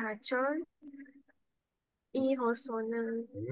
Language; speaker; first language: Korean; non-native, learner; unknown